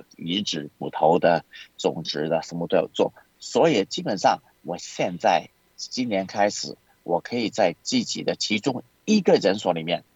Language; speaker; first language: Chinese; non-native, local second language; Cantonese